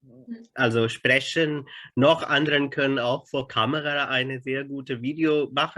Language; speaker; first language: German; non-native, fluent; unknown